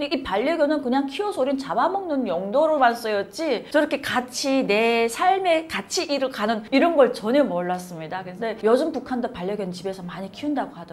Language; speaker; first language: Korean; native; Korean